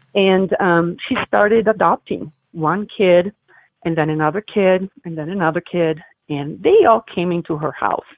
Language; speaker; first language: English; non-native, fluent; Italian